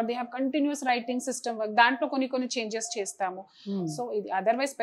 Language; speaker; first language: Telugu; non-native, local second language; Hindi